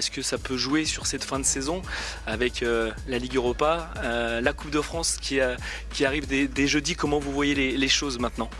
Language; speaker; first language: French; native; French